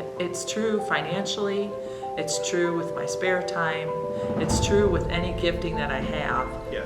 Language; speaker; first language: English; native; English